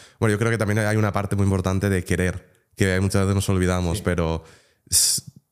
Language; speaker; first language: Spanish; native; Spanish